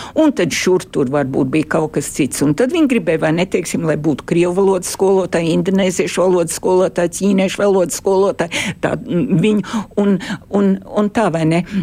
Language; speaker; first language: Latvian; early bilingual, heritage; Latvian